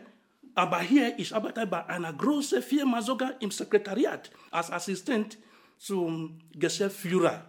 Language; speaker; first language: German; non-native, fluent; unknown